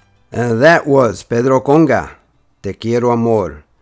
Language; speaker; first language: English; native; English